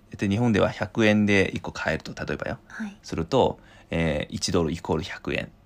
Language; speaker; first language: Japanese; non-native, fluent; Chinese